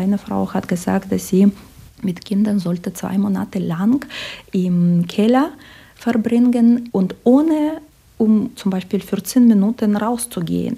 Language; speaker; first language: German; non-native, fluent; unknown